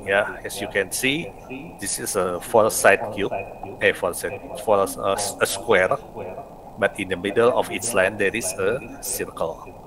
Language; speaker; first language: English; non-native, fluent; Indonesian